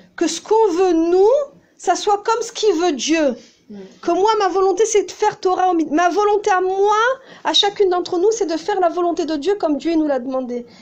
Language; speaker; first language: French; early bilingual, heritage; Hebrew